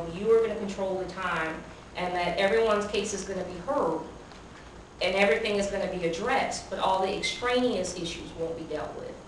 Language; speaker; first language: English; native; English